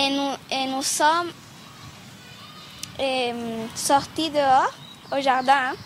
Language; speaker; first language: French; non-native, learner; Spanish